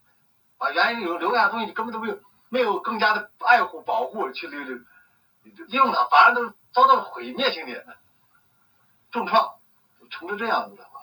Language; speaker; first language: Chinese; native; Chinese